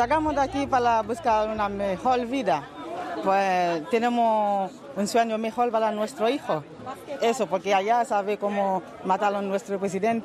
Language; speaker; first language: Spanish; non-native, learner; Haitian Creole